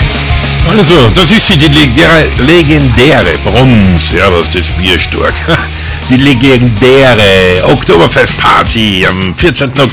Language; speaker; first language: German; native; German